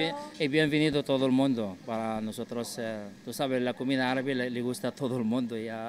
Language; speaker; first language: Spanish; non-native, fluent; Arabic